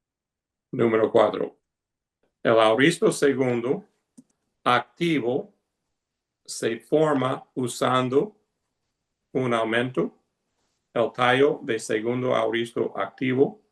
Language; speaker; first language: Spanish; non-native, fluent; English